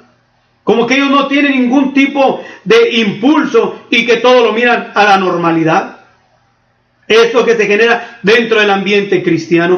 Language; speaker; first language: Spanish; native; Spanish